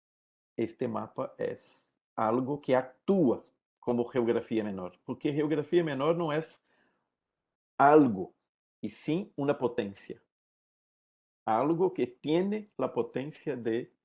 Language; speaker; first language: Spanish; non-native, learner; Portuguese